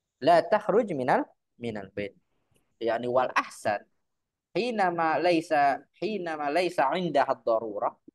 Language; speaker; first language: Arabic; non-native, fluent; Indonesian